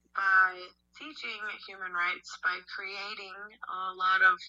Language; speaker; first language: English; native; English